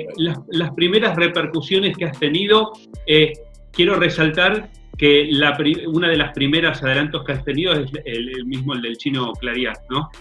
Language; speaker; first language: Spanish; native; Spanish